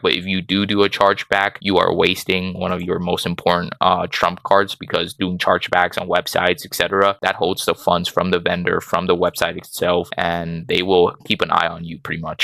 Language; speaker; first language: English; native; English